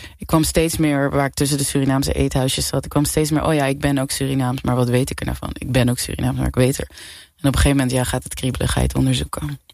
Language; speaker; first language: Dutch; native; Dutch